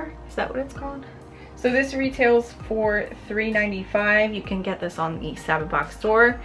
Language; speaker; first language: English; native; English